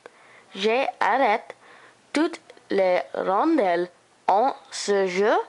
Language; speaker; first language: French; non-native, learner; English